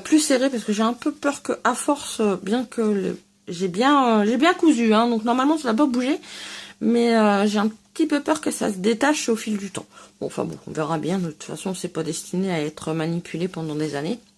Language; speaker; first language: French; native; French